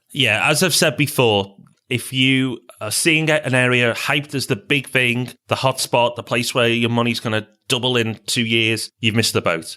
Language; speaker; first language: English; native; English